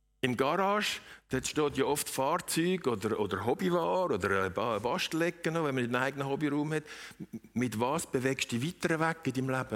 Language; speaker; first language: German; native; German